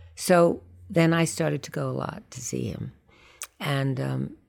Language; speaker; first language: English; native; English